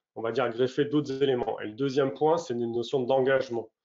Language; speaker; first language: French; native; French